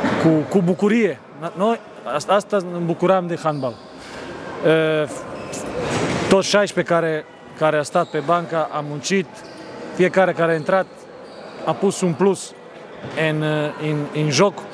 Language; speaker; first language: Romanian; non-native, fluent; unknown